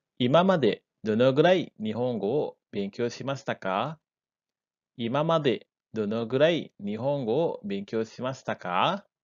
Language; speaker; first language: Japanese; non-native, fluent; Indonesian